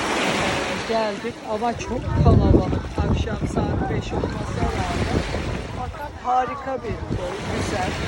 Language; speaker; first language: Turkish; native; Turkish